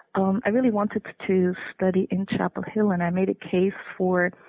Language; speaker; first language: English; non-native, fluent; German